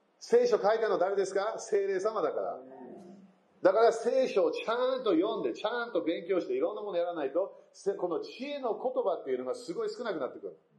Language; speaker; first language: Japanese; non-native, fluent; English